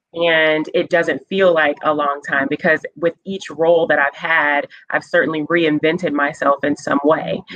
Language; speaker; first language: English; native; English